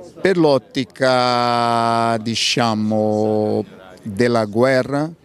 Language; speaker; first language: Italian; non-native, fluent; Portuguese